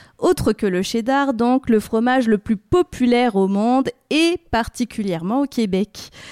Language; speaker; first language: French; native; French